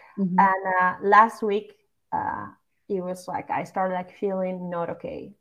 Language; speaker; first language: English; non-native, fluent; Basque